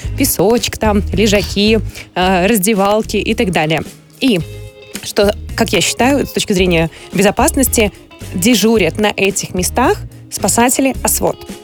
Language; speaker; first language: Russian; native; Russian